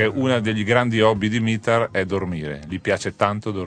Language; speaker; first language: Italian; native; Italian